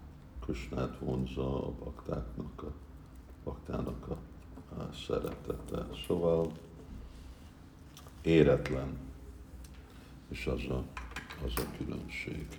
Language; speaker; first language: Hungarian; early bilingual, heritage; Hungarian